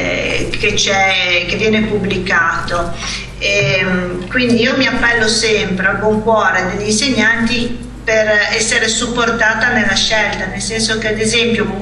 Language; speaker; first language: Italian; native; Italian